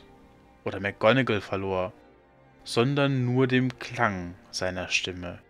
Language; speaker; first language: German; native; German